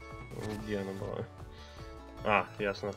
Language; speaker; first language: Russian; native; Russian